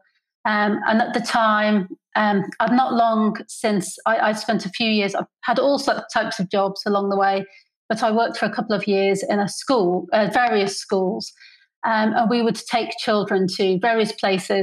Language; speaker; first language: English; native; English